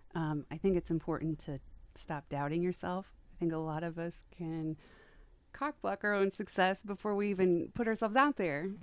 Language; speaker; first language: English; native; English